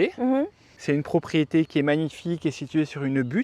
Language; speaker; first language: French; native; French